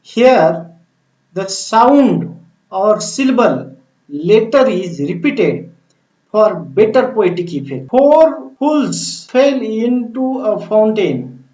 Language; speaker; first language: English; non-native, local second language; Marathi